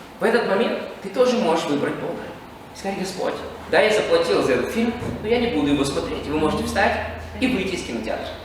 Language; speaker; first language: Russian; native; Russian